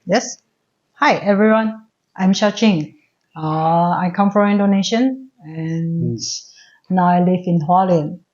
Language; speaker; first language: English; non-native, learner; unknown